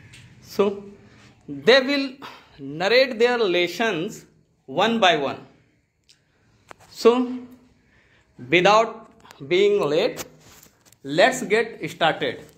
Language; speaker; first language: English; non-native, fluent; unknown